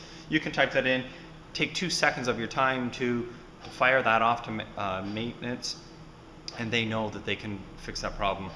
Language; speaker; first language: English; native; English